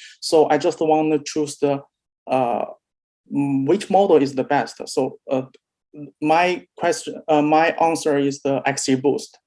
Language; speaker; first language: English; non-native, learner; Chinese